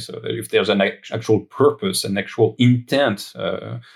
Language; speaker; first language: English; non-native, fluent; French